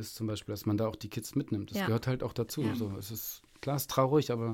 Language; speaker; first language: German; native; German